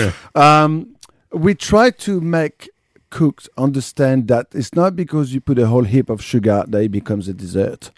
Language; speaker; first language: English; non-native, fluent; French